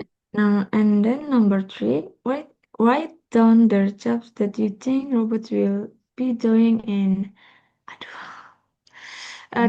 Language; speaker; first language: English; non-native, learner; Indonesian